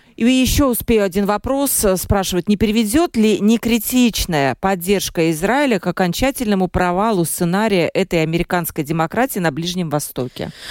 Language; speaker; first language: Russian; native; Russian